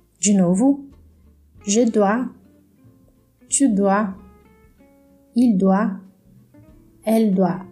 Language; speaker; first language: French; non-native, fluent; Portuguese